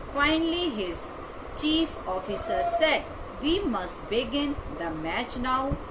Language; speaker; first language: English; non-native, local second language; Hindi